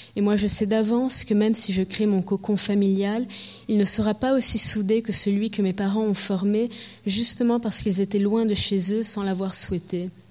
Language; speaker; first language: French; early bilingual, heritage; French